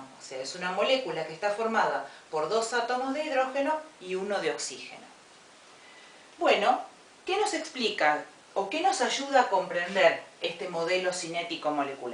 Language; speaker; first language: Spanish; native; Spanish